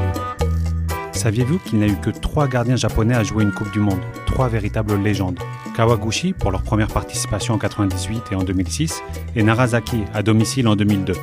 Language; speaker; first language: French; native; French